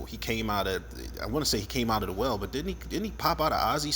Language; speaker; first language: English; native; English